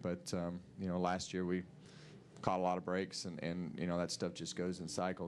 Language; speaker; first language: English; native; English